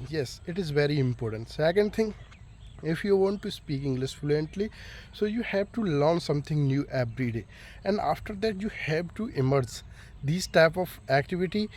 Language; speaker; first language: English; non-native, local second language; Hindi